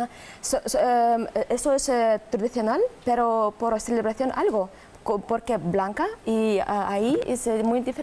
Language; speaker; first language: Spanish; non-native, learner; Russian